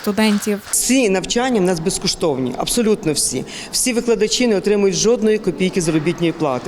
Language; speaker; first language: Ukrainian; native; Ukrainian